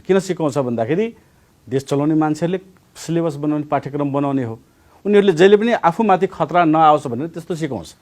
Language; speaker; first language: Nepali; non-native, local second language; Maithili